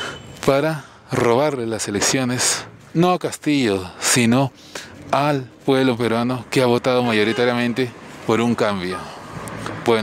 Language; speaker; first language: Spanish; native; Spanish